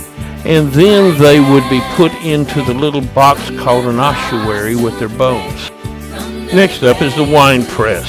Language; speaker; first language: English; native; English